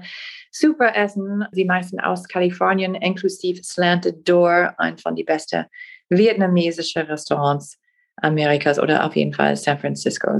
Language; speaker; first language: German; non-native, fluent; English